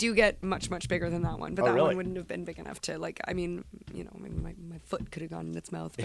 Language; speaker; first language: English; native; English